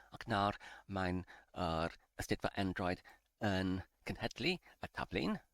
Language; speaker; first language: Welsh; non-native, learner; English